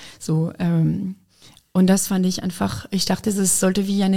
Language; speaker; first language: German; non-native, fluent; French